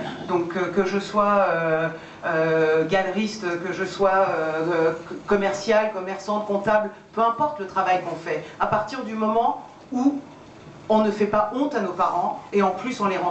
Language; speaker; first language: French; early bilingual, other home language; Persian